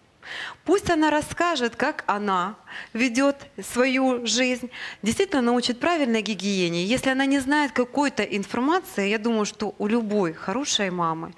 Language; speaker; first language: Russian; native; Russian